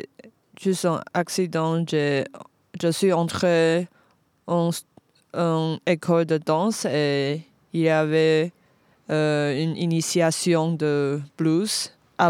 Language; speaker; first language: French; non-native, fluent; Chinese